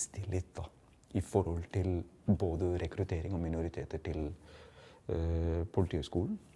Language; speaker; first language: Norwegian; non-native, fluent; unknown